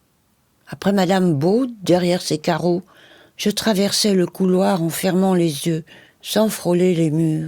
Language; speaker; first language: French; native; French